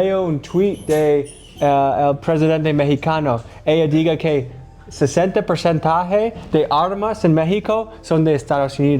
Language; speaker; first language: Spanish; non-native, learner; English